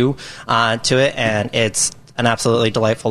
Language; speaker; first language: English; native; English